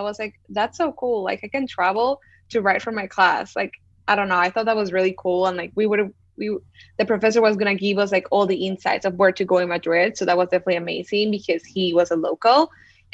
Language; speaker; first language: English; non-native, fluent; Spanish